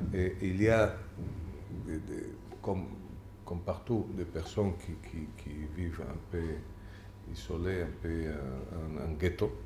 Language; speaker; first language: French; non-native, fluent; Spanish